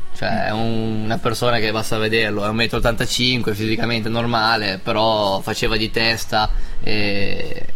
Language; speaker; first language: Italian; native; Italian